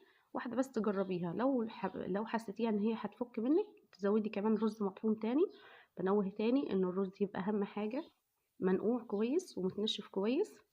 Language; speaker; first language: Arabic; native; Arabic